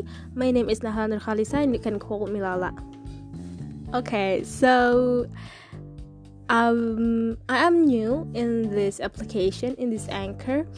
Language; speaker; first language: English; non-native, fluent; Indonesian